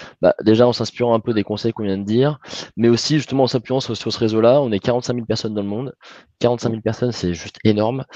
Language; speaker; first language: French; native; French